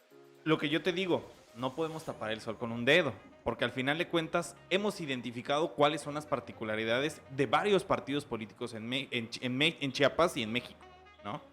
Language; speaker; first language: Spanish; native; Spanish